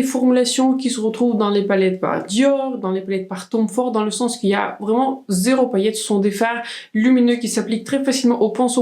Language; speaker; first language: French; native; French